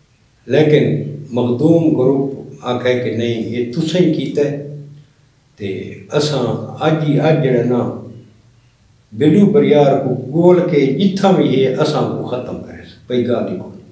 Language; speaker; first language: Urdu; non-native, local second language; Saraiki